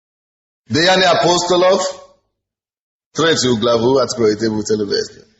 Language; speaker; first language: Russian; non-native, fluent; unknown